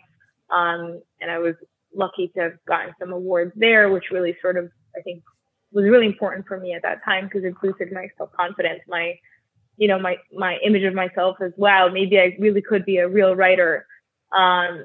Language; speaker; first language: English; early bilingual, other home language; Russian